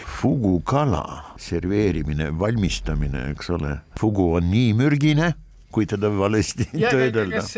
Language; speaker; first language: Estonian; non-native, local second language; Russian